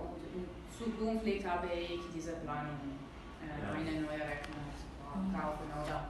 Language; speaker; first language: German; non-native, learner; Italian